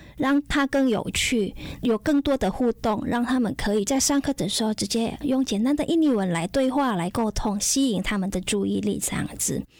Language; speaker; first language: Chinese; non-native, fluent; Indonesian